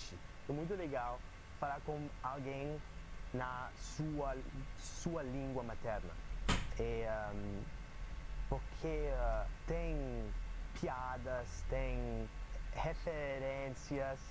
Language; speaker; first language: Portuguese; non-native, learner; English